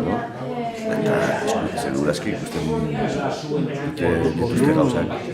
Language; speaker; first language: Basque; non-native, local second language; Spanish